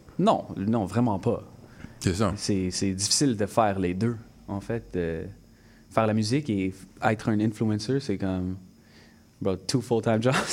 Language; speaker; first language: French; non-native, local second language; English